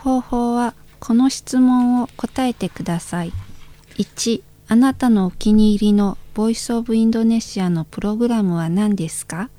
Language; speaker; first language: Japanese; non-native, fluent; Indonesian